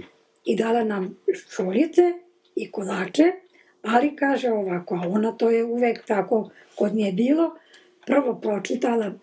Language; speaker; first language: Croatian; non-native, local second language; Slovak